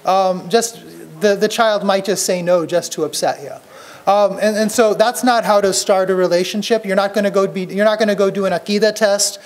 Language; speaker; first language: English; native; English